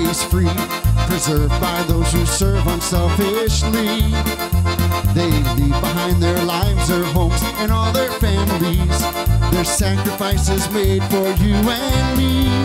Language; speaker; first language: English; native; English